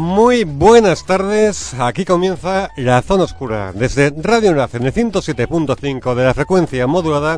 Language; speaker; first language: Spanish; native; Spanish